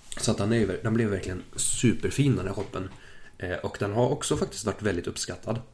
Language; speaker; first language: Swedish; early bilingual, other home language; German